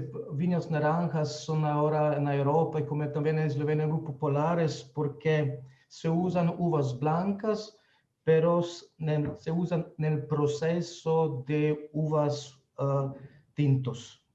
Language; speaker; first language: Spanish; non-native, fluent; Slovenian